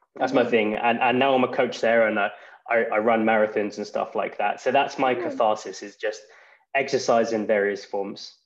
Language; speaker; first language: English; native; English